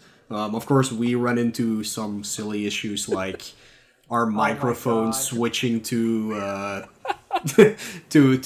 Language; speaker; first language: English; non-native, fluent; Dutch